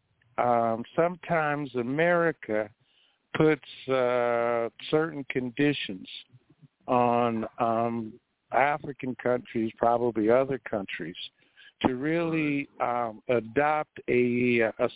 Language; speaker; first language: English; early bilingual, other home language; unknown